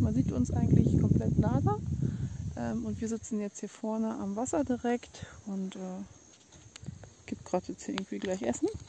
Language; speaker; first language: German; native; German